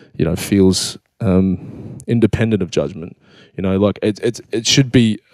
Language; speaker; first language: English; native; English